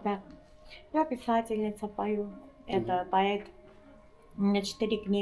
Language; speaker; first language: Russian; non-native, fluent; Armenian